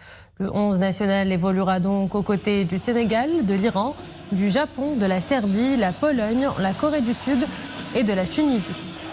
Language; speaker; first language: French; non-native, local second language; Arabic